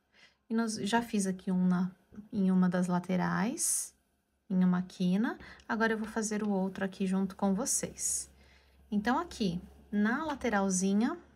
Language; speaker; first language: Portuguese; native; Portuguese